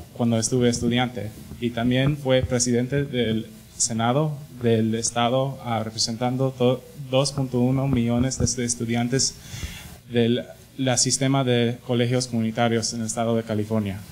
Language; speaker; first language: Spanish; early bilingual, heritage; Spanish